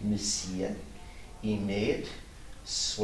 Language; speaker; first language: Russian; non-native, learner; English